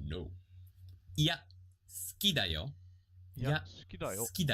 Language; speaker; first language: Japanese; non-native, fluent; English